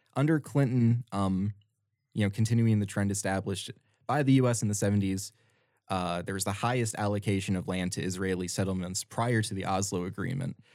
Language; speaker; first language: English; native; English